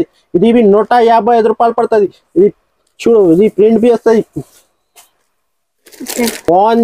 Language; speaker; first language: Telugu; non-native, local second language; Urdu